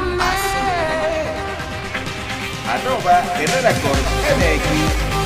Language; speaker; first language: Spanish; native; Spanish